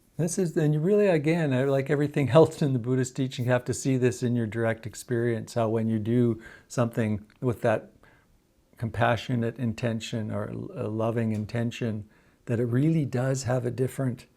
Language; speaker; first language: English; native; English